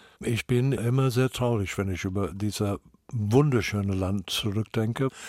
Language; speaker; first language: German; non-native, fluent; English